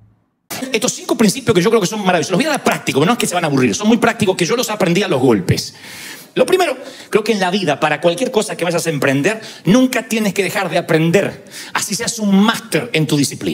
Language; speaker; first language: Spanish; native; Spanish